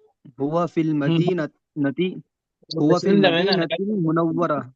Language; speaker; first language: Arabic; non-native, learner; Urdu